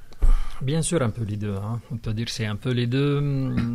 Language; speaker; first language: French; non-native, fluent; Arabic